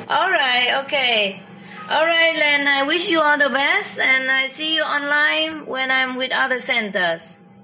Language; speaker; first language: English; non-native, fluent; Vietnamese